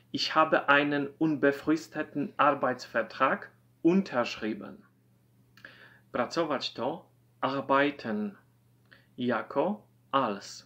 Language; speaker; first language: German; non-native, fluent; Polish